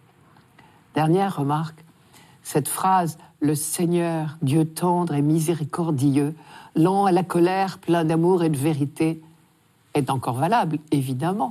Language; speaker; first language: French; native; French